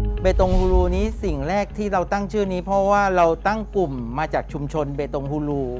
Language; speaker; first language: Thai; native; Thai